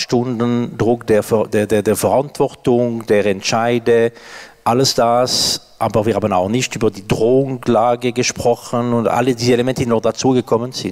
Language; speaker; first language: German; non-native, local second language; French